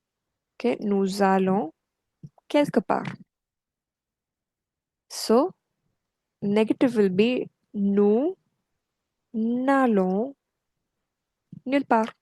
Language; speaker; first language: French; non-native, fluent; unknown